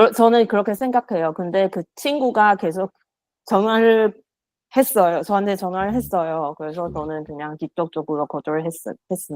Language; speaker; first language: Korean; non-native, learner; Chinese